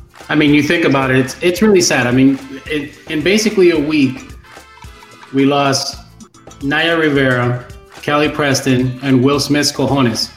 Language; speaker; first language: English; early bilingual, other home language; Spanish